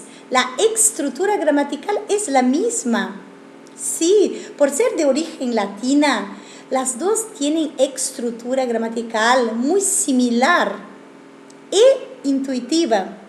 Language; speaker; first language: Spanish; non-native, fluent; Italian